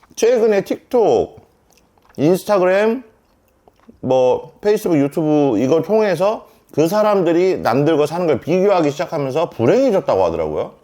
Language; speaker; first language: Korean; native; Korean